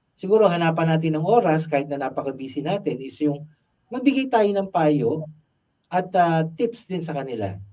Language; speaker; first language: Filipino; native; Filipino